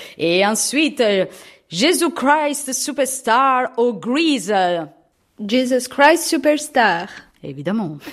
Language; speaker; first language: French; non-native, fluent; Italian